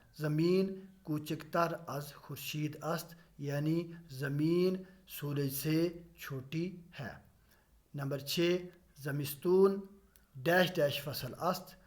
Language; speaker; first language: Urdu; non-native, local second language; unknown